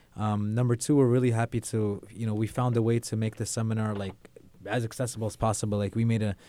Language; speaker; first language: English; native; English